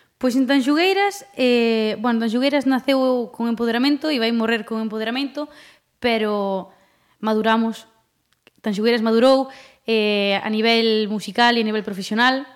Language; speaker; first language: Galician; native; Galician